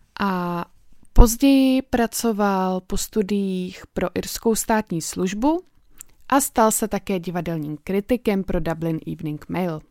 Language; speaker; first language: Czech; native; Czech